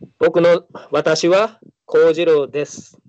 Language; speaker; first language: Japanese; non-native, learner; Spanish